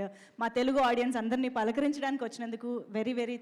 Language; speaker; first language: Telugu; native; Telugu